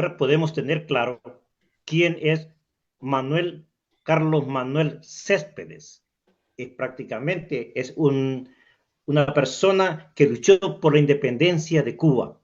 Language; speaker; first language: Spanish; native; Spanish